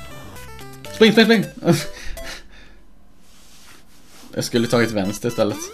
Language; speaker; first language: Swedish; native; Swedish